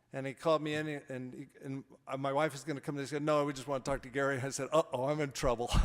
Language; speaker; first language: English; native; English